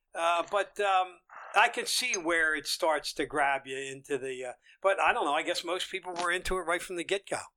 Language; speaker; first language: English; native; English